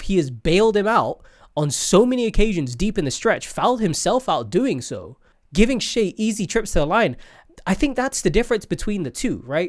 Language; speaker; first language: English; native; English